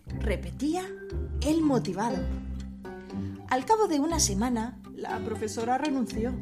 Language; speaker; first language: Spanish; native; Spanish